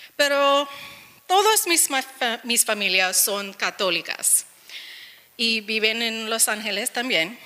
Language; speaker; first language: Spanish; early bilingual, heritage; Spanish